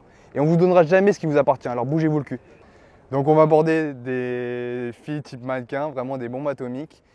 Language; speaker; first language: French; native; French